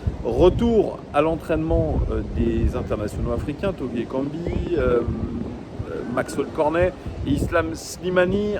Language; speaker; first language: French; native; French